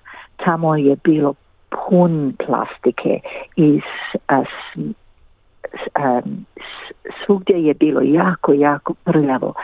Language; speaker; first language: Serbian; early bilingual, heritage; English